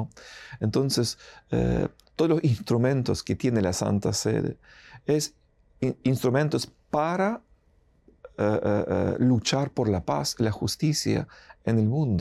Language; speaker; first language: Spanish; non-native, fluent; Ukrainian